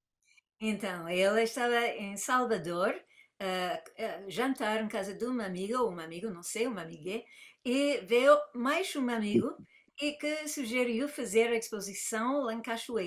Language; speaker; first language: Portuguese; non-native, fluent; English